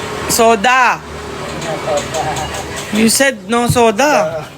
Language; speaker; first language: English; non-native, local second language; Filipino